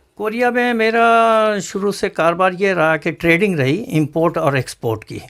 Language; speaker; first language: Urdu; native; Urdu